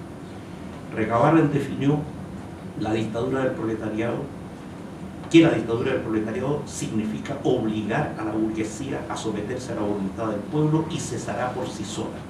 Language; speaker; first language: Spanish; native; Spanish